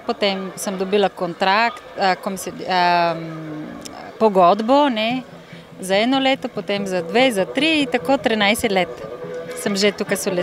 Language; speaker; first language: Slovenian; non-native, fluent; Bulgarian